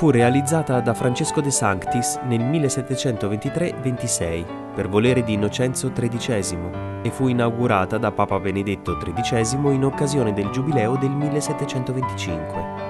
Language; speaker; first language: Italian; native; Italian